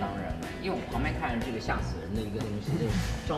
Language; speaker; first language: Chinese; native; Chinese